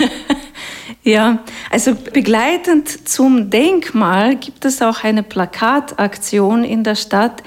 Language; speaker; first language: German; non-native, fluent; Russian